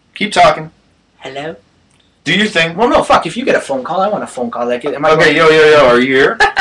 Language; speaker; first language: English; native; English